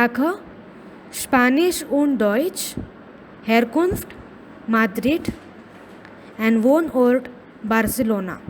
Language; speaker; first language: German; non-native, fluent; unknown